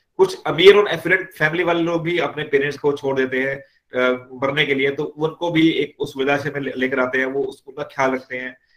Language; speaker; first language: Hindi; native; Hindi